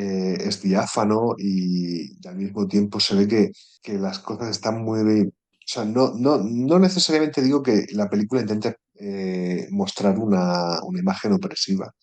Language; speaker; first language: Spanish; native; Spanish